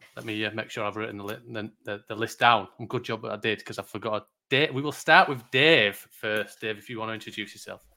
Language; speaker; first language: English; native; English